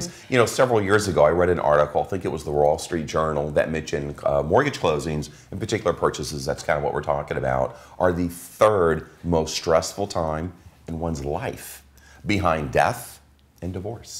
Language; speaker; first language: English; native; English